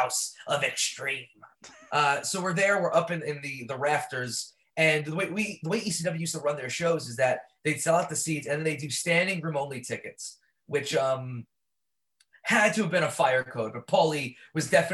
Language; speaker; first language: English; native; English